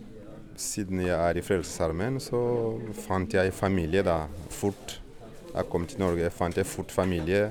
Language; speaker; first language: Norwegian; non-native, fluent; Portuguese